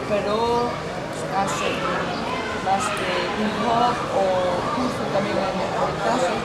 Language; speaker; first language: Spanish; non-native, learner; French